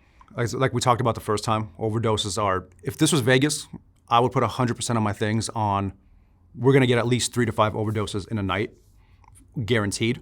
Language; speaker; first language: English; native; English